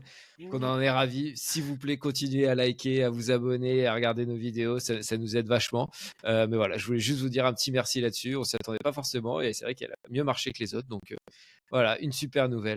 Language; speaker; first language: French; native; French